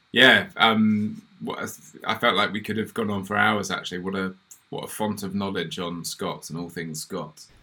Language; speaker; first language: English; native; English